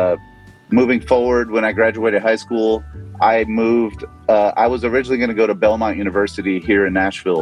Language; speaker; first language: English; native; English